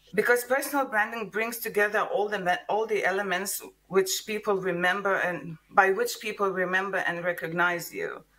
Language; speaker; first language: English; non-native, fluent; Lithuanian